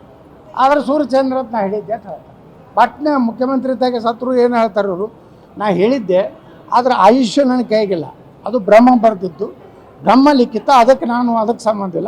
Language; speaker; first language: Kannada; native; Kannada